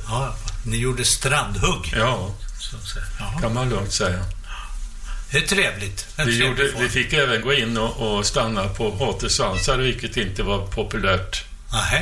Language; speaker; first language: Swedish; native; Swedish